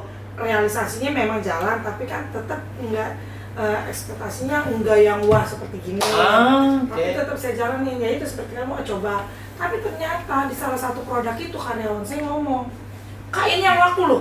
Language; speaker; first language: Indonesian; native; Indonesian